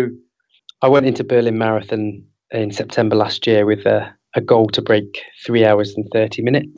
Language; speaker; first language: English; native; English